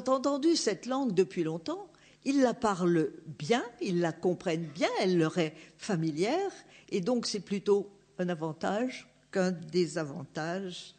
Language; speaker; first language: French; native; French